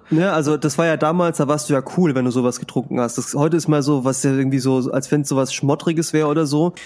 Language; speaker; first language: German; early bilingual, other home language; Spanish